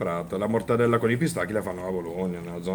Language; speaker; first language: Italian; native; Italian